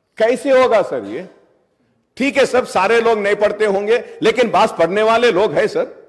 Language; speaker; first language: Urdu; native; Urdu